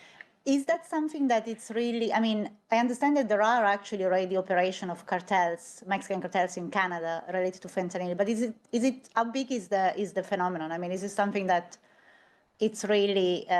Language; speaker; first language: English; non-native, fluent; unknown